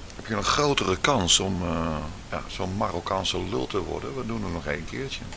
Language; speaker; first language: Dutch; native; Dutch